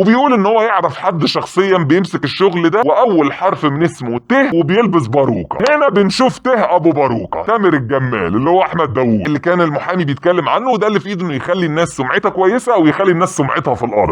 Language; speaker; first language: Arabic; native; Arabic